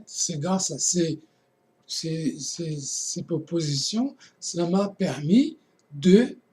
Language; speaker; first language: French; non-native, fluent; Portuguese